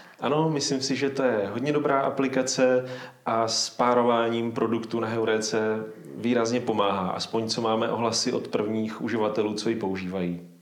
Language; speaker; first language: Czech; native; Czech